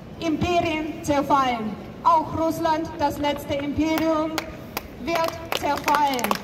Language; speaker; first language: German; non-native, fluent; Ukrainian